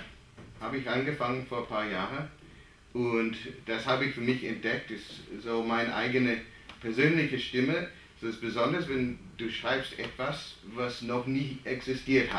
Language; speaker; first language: German; non-native, fluent; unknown